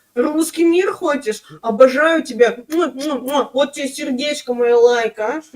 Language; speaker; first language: Russian; native; Russian